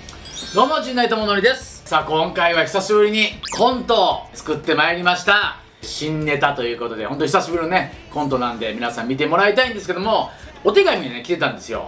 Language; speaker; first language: Japanese; native; Japanese